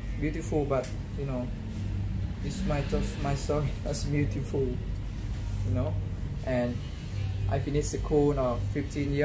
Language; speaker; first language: English; non-native, learner; Thai